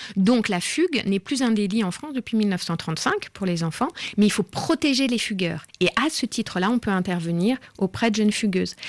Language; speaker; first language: French; native; French